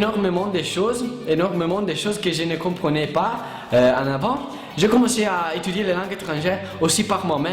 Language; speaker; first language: French; non-native, learner; Italian